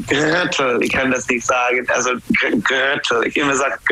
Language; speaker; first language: German; non-native, learner; English